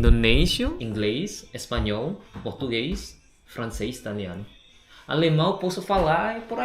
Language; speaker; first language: Portuguese; non-native, learner; Indonesian